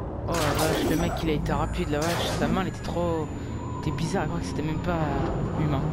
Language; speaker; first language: French; native; French